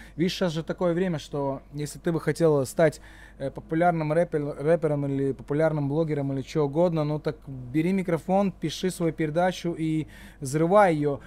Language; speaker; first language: Russian; non-native, local second language; Latvian